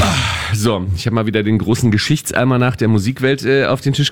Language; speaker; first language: German; native; German